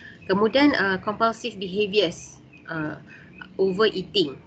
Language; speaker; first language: English; non-native, local second language; Malay